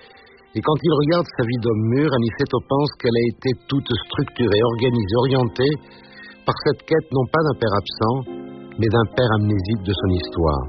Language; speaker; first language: French; native; French